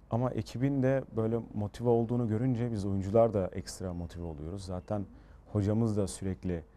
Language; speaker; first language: Turkish; early bilingual, heritage; Turkish